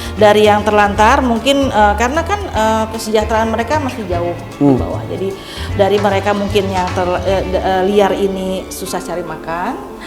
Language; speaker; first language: Indonesian; native; Indonesian